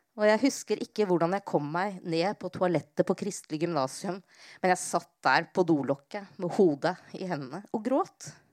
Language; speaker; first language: Norwegian; native; Norwegian